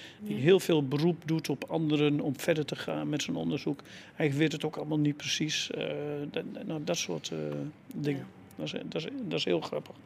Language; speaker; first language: Dutch; native; Dutch